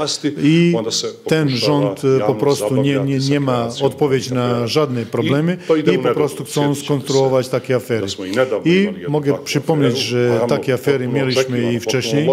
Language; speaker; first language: Polish; non-native, fluent; Serbian